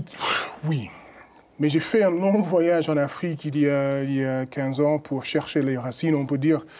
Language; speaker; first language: French; non-native, fluent; English